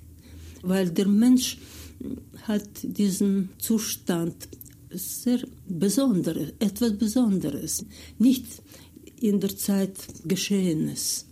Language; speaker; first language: German; non-native, fluent; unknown